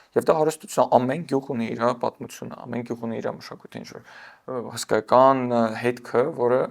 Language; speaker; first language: Armenian; early bilingual, heritage; Armenian